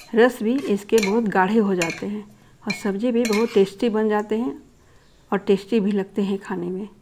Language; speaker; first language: Hindi; native; Hindi